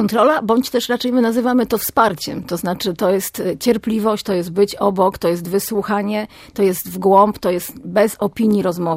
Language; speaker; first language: Polish; native; Polish